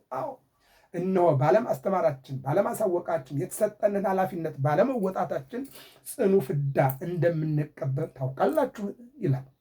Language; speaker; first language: Amharic; native; Amharic